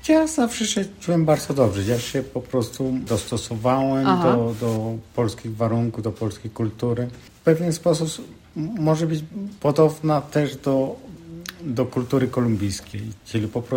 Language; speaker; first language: Polish; non-native, fluent; Spanish